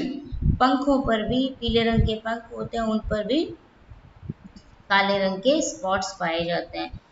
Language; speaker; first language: Hindi; native; Hindi